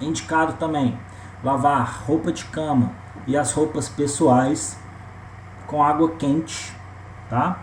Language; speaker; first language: Portuguese; native; Portuguese